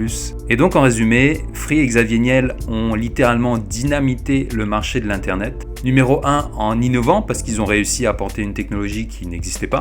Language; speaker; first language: French; native; French